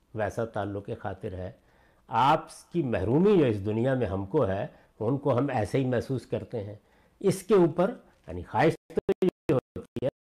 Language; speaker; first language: Urdu; non-native, local second language; Punjabi